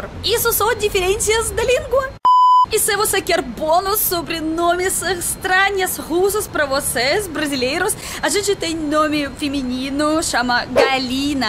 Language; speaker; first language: Portuguese; non-native, fluent; Russian